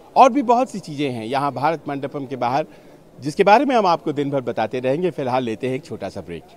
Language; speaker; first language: Hindi; native; Hindi